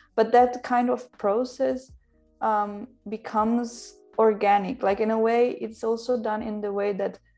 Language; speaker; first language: English; non-native, fluent; Italian